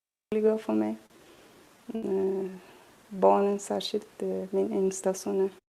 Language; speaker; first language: Swedish; non-native, fluent; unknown